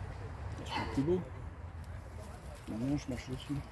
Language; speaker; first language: French; native; French